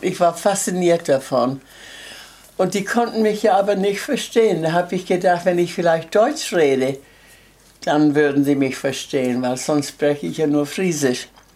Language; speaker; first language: German; early bilingual, heritage; German